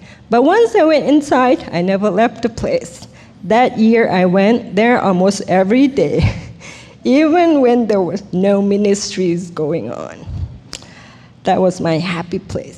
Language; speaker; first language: English; non-native, fluent; Thai